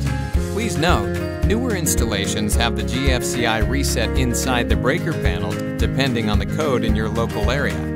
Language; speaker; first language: English; native; English